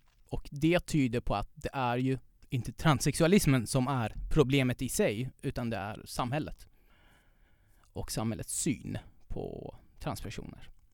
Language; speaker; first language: Swedish; non-native, fluent; Persian